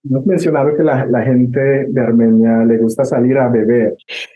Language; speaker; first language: Spanish; non-native, fluent; English